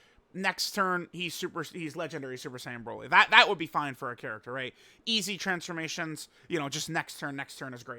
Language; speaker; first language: English; native; English